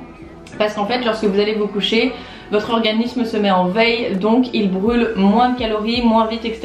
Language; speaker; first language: French; native; French